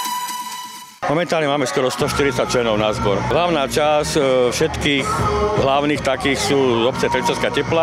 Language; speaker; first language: Slovak; native; Slovak